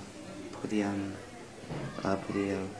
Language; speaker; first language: Spanish; non-native, learner; English